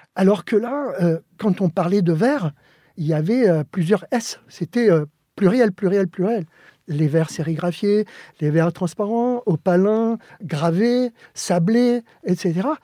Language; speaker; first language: French; early bilingual, other home language; Spanish